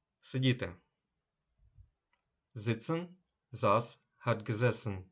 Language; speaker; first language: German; non-native, fluent; Ukrainian